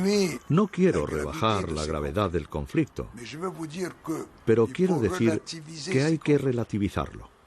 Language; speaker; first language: Spanish; non-native, fluent; Arabic